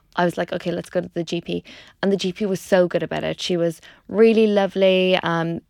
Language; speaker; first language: English; native; English